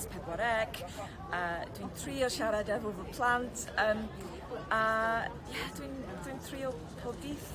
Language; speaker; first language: Welsh; non-native, learner; English